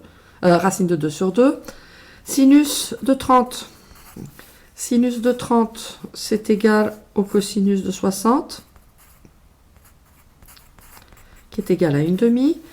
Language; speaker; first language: French; native; French